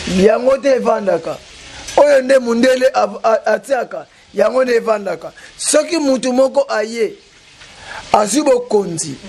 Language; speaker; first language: Lingala; non-native, local second language; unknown